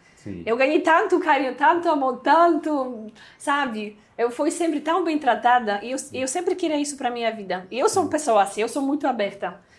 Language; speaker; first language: Portuguese; non-native, fluent; Polish